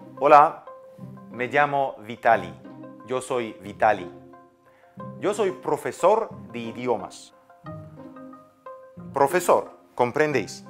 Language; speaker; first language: Spanish; non-native, fluent; Ukrainian